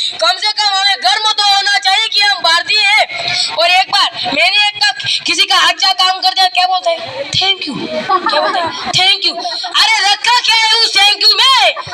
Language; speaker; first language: Hindi; non-native, local second language; Marathi